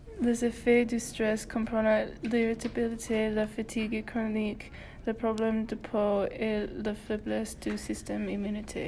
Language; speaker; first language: French; non-native, learner; English